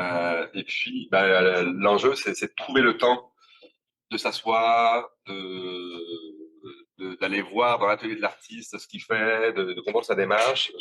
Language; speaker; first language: French; native; French